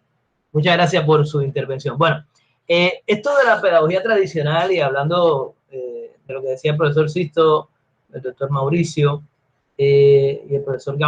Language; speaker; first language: Spanish; native; Spanish